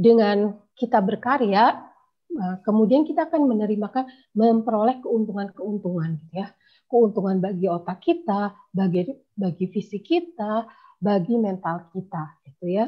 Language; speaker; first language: Indonesian; native; Indonesian